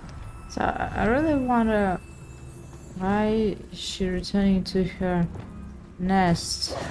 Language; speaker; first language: English; non-native, learner; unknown